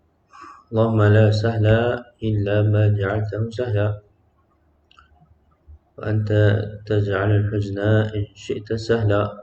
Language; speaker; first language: Arabic; non-native, fluent; Malay